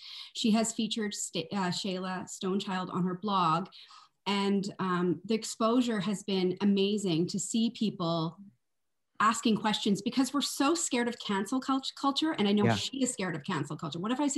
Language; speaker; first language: English; native; English